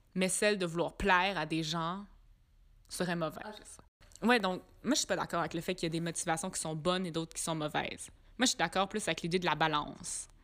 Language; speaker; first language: French; native; French